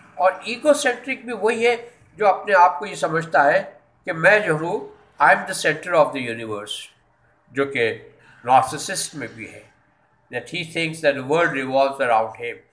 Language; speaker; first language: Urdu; native; Urdu